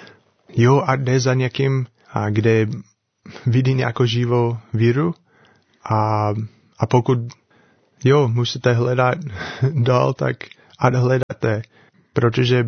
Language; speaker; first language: Czech; non-native, learner; English